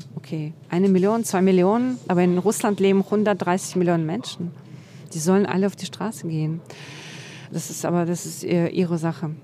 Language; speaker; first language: German; non-native, fluent; Ukrainian